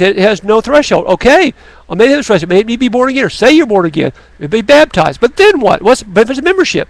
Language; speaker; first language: English; native; English